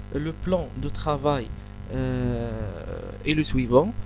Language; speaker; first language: French; non-native, local second language; Arabic